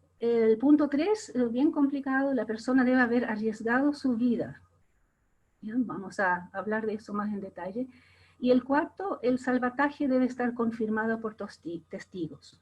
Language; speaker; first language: Spanish; non-native, fluent; German